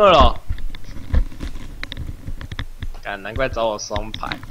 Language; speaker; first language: Chinese; native; Chinese